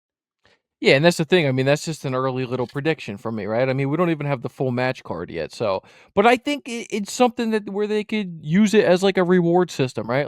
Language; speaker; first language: English; native; English